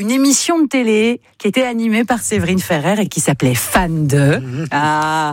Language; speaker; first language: French; native; French